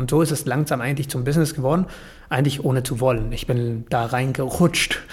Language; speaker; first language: German; non-native, fluent; Spanish